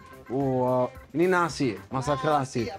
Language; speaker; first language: Indonesian; non-native, learner; Italian